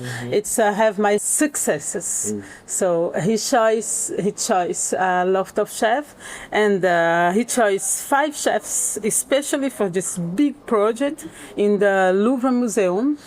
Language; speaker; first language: English; non-native, learner; Portuguese